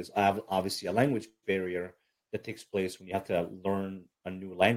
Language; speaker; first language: English; early bilingual, other home language; Arabic